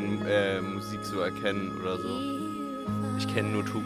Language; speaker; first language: German; native; German